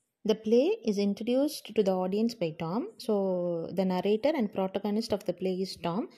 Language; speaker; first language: English; non-native, local second language; Tamil